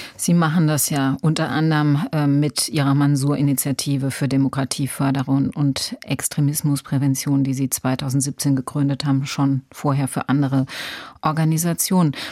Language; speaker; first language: German; native; German